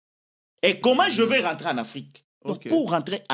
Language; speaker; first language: French; non-native, local second language; Lingala